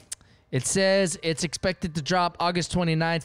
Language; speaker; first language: English; native; English